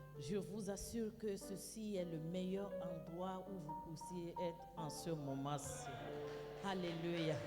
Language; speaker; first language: French; non-native, fluent; Yoruba